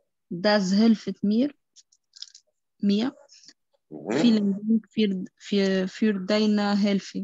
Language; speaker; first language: German; non-native, learner; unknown